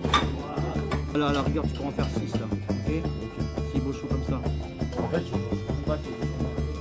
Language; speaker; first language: French; native; French